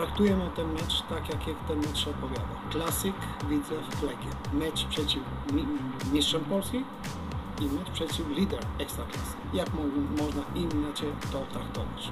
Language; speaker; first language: Polish; non-native, learner; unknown